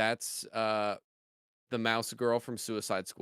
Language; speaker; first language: English; native; English